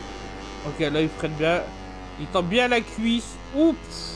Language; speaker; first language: French; native; French